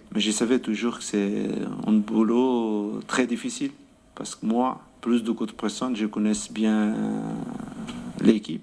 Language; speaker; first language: French; non-native, fluent; Portuguese